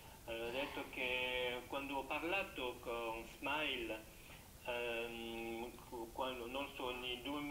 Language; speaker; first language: Italian; non-native, learner; French